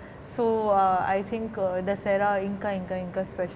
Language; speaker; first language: Telugu; non-native, learner; Hindi